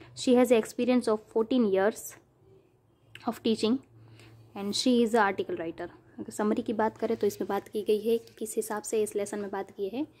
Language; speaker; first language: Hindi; non-native, local second language; Gujarati